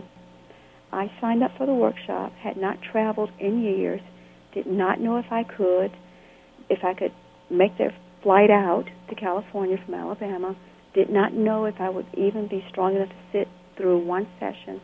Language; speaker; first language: English; native; English